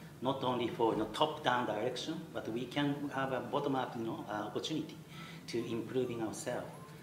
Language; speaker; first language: English; non-native, fluent; Japanese